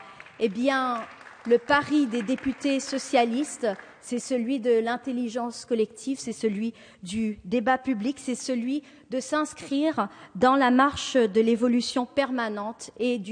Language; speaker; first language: French; native; French